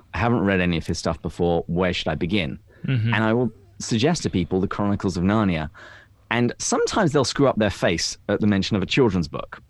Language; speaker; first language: English; native; English